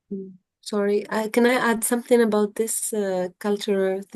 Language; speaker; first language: English; non-native, fluent; Arabic